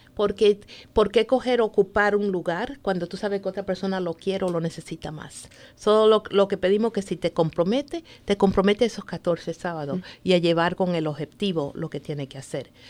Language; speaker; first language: Spanish; native; Spanish